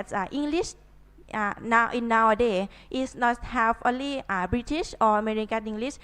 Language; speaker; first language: English; non-native, learner; Thai